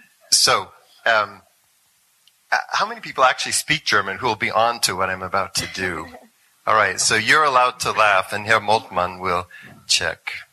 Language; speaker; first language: English; native; English